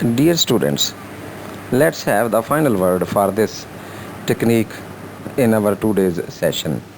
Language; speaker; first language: English; non-native, local second language; Urdu